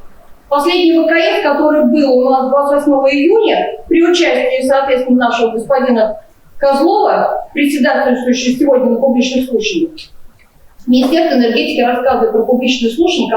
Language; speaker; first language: Russian; native; Russian